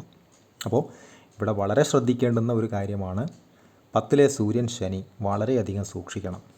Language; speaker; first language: Malayalam; native; Malayalam